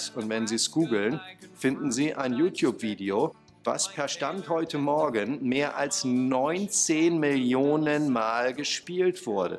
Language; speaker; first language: German; native; German